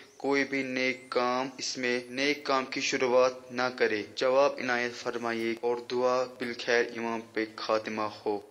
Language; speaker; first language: Urdu; native; Urdu